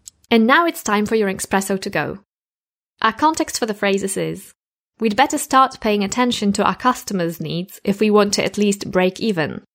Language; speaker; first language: English; non-native, fluent; Polish